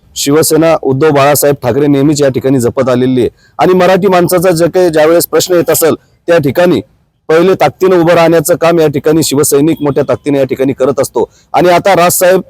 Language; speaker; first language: Marathi; native; Marathi